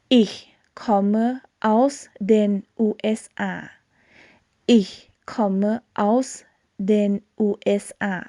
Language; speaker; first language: German; non-native, fluent; Thai